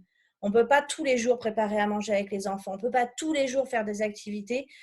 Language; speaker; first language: French; native; French